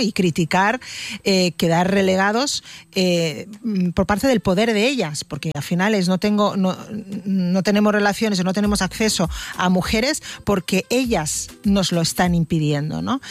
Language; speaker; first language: Spanish; native; Spanish